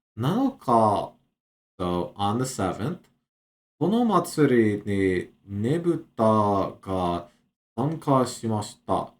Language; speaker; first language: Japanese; non-native, learner; English